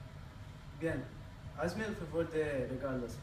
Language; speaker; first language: Spanish; non-native, learner; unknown